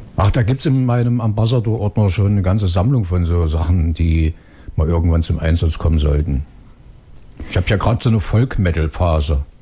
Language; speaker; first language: German; native; German